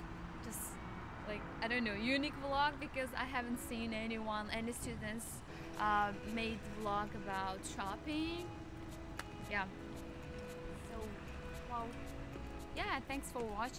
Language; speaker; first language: English; non-native, learner; Uzbek